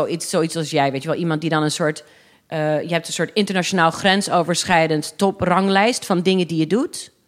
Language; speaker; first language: Dutch; early bilingual, other home language; English